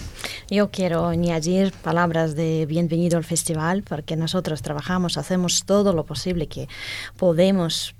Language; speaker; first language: Spanish; non-native, fluent; Russian